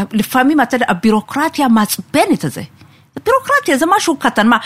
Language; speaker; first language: Hebrew; non-native, fluent; Amharic